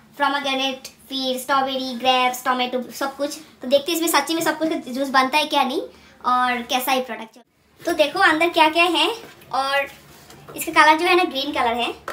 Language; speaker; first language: Hindi; non-native, local second language; Bangla